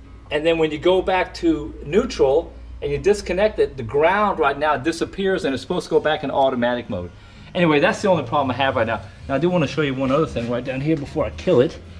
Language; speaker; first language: English; native; English